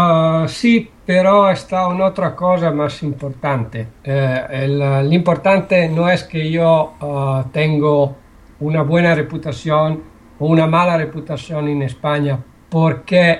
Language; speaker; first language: Spanish; non-native, learner; Italian